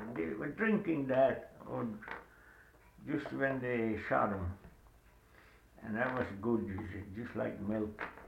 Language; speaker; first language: English; non-native, fluent; Swedish